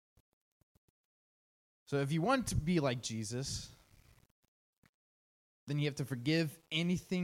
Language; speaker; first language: English; native; English